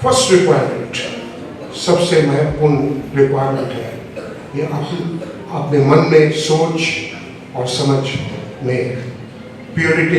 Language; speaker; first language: Hindi; non-native, local second language; Assamese